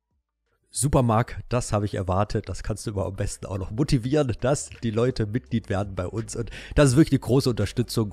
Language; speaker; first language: German; native; German